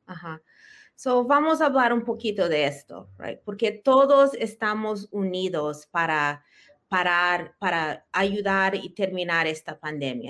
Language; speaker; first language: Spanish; early bilingual, heritage; Spanish